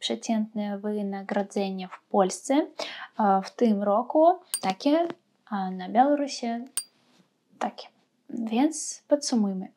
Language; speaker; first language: Polish; non-native, fluent; Russian